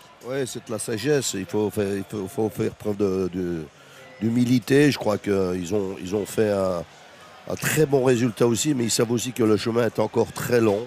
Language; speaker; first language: French; native; French